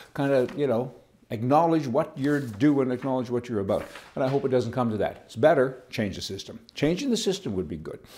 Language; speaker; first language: English; native; English